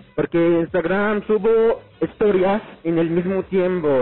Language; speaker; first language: Spanish; non-native, fluent; Arabic